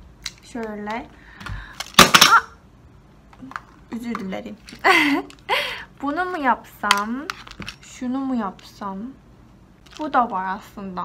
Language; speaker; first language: Turkish; non-native, fluent; Korean